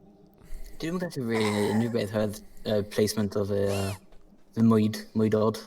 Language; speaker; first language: Welsh; non-native, local second language; English